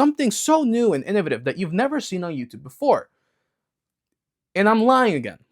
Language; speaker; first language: English; native; English